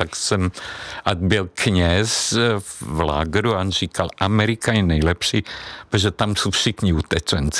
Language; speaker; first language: Czech; non-native, fluent; Hungarian